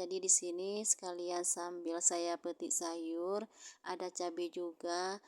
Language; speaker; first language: Indonesian; non-native, local second language; Achinese